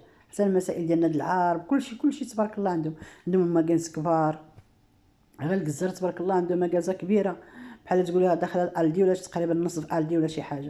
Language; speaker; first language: Arabic; native; Arabic